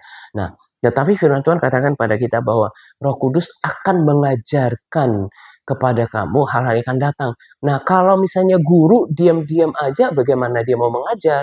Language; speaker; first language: Indonesian; native; Indonesian